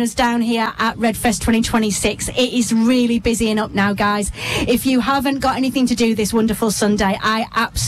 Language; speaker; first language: English; native; English